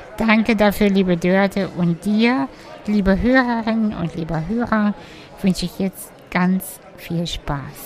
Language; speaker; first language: German; early bilingual, other home language; Russian